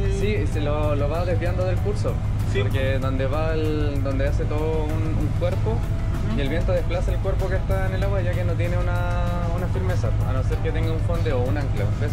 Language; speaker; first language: Spanish; native; Spanish